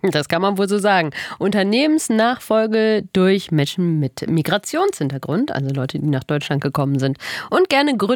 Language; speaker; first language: German; native; German